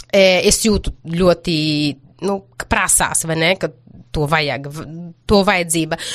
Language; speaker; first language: Latvian; non-native, fluent; Portuguese